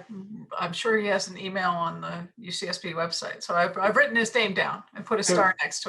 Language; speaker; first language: English; native; English